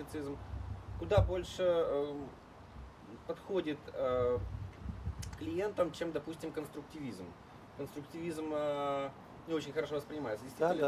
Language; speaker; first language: Russian; native; Russian